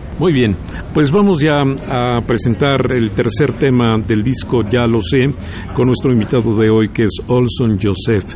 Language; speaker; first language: Spanish; native; Spanish